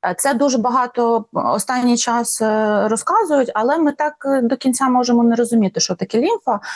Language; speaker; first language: Ukrainian; non-native, local second language; Russian